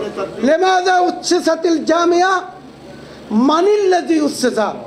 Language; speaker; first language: Arabic; non-native, learner; Bangla